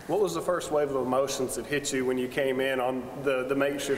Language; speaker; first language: English; native; English